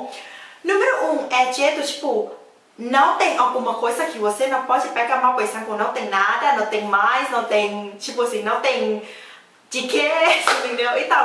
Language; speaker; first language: Portuguese; non-native, learner; Thai